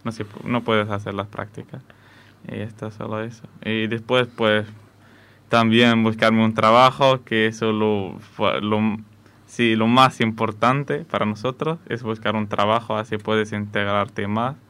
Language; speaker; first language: Spanish; non-native, fluent; Arabic